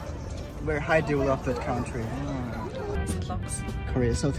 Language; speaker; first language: English; non-native, learner; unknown